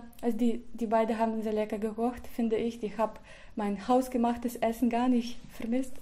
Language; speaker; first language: German; non-native, fluent; Russian